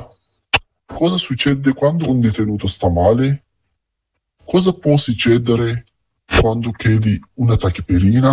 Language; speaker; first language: Italian; non-native, fluent; Arabic